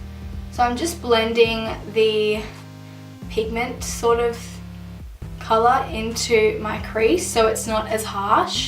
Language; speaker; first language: English; native; English